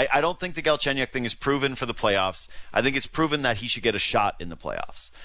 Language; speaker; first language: English; native; English